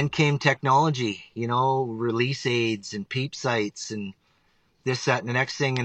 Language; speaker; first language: English; native; English